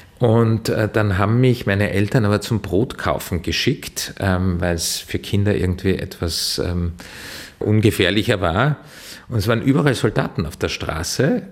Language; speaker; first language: German; early bilingual, other home language; Turkish